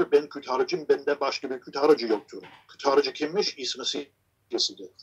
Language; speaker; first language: Turkish; non-native, fluent; English